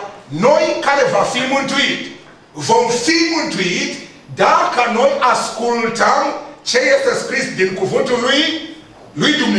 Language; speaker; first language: Romanian; non-native, learner; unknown